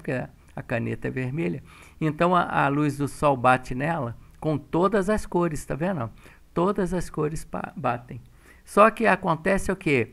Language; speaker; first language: Portuguese; native; Portuguese